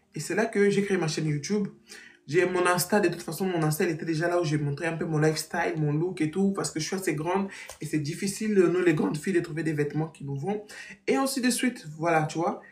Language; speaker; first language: French; non-native, fluent; Portuguese